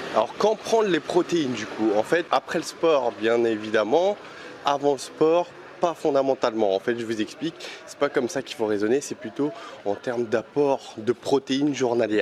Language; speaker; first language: French; native; French